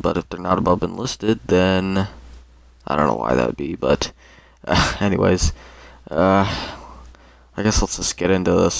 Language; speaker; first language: English; native; English